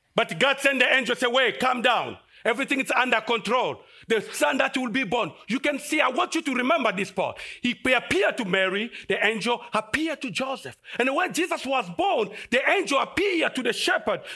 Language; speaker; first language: English; non-native, fluent; Lingala